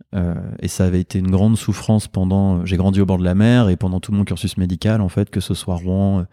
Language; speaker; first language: French; native; French